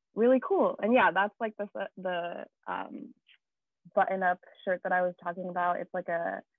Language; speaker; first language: English; native; English